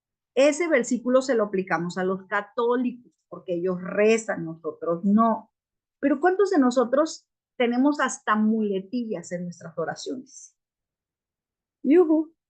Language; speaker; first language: Spanish; native; Spanish